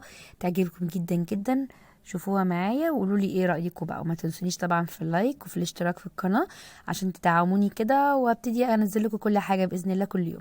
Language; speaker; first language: Arabic; native; Arabic